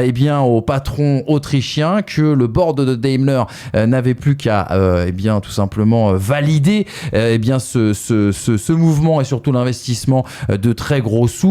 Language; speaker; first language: French; native; French